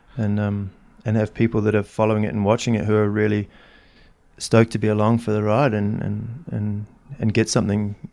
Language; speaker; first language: English; native; English